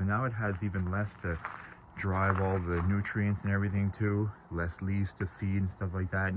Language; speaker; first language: English; native; English